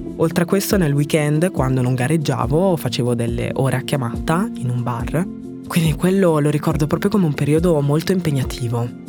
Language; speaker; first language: Italian; early bilingual, other home language; French